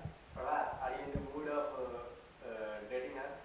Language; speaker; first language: English; non-native, learner; Hindi